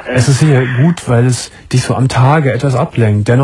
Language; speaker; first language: German; native; German